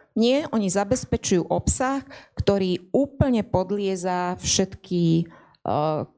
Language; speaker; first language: Slovak; native; Slovak